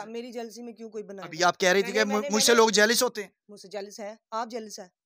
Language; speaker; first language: Urdu; native; Urdu